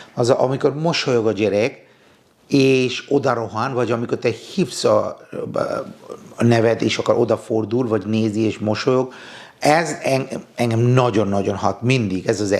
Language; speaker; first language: Hungarian; non-native, fluent; Bangla